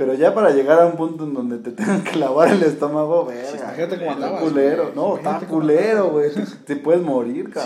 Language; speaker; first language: Spanish; native; Spanish